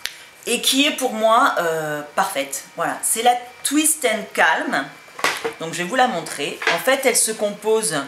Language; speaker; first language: French; native; French